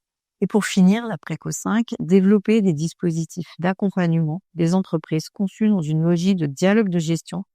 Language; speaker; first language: French; native; French